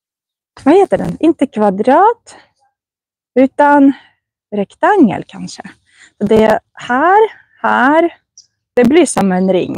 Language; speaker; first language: Swedish; non-native, fluent; Russian